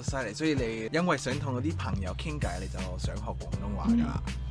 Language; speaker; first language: Cantonese; non-native, fluent; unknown